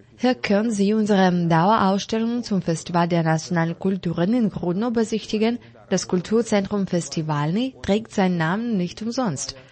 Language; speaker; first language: German; non-native, fluent; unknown